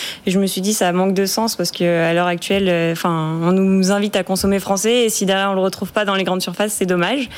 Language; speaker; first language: French; native; French